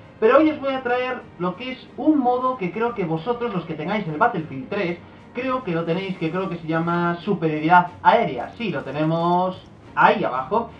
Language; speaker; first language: Spanish; native; Spanish